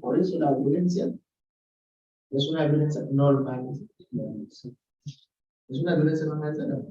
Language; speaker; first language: Spanish; non-native, fluent; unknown